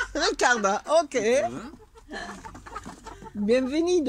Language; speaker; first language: Spanish; non-native, learner; French